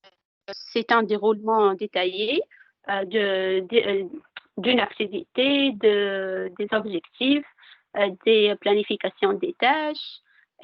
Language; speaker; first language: French; non-native, fluent; Arabic